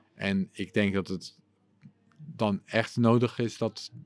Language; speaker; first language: Dutch; non-native, local second language; English